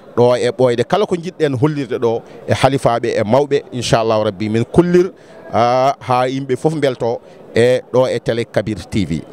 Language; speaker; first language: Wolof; non-native, local second language; Fula